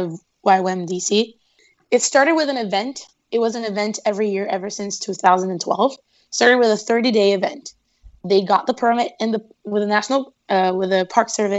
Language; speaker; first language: English; non-native, fluent; Portuguese